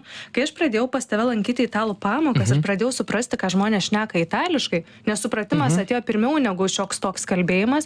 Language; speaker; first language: Lithuanian; native; Lithuanian